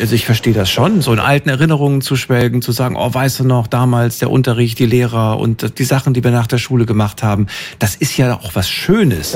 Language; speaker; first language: German; native; German